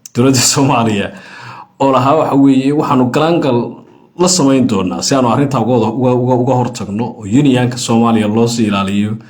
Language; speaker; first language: Somali; native; Somali